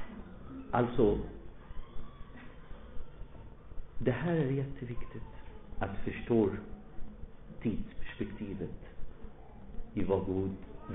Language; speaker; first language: Swedish; non-native, fluent; Arabic